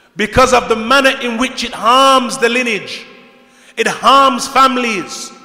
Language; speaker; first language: English; native; English